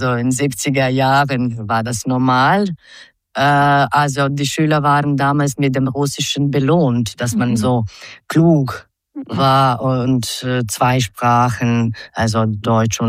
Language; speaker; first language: German; non-native, fluent; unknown